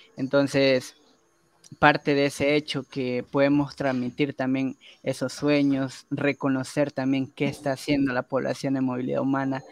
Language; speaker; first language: Spanish; native; Spanish